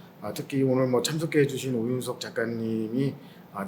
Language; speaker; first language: Korean; native; Korean